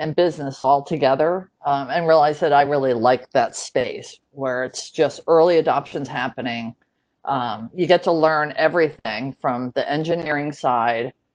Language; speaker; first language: English; native; English